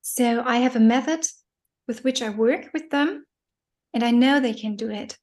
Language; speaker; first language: English; non-native, fluent; German